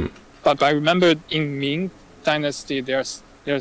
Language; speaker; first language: English; non-native, fluent; Chinese